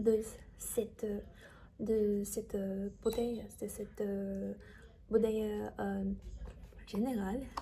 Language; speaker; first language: French; non-native, learner; Chinese